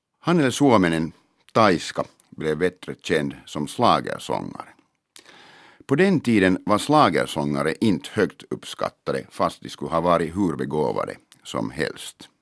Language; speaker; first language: Swedish; non-native, local second language; Finnish